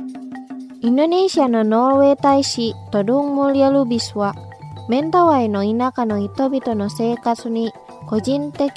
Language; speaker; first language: Japanese; non-native, fluent; Indonesian